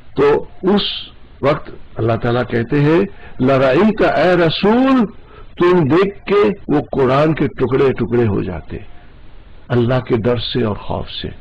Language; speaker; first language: Urdu; non-native, local second language; Gujarati